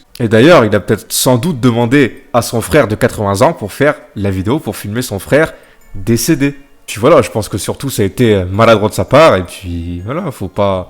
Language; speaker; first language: French; native; French